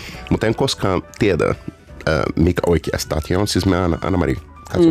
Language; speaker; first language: Finnish; non-native, fluent; Portuguese